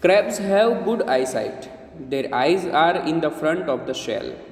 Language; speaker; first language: English; non-native, local second language; Gujarati